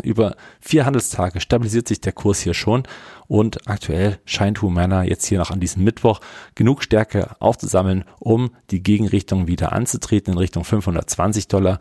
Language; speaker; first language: German; native; German